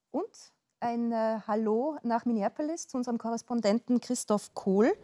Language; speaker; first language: German; native; German